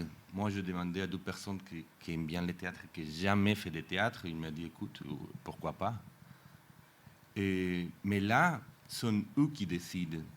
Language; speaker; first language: French; non-native, fluent; Spanish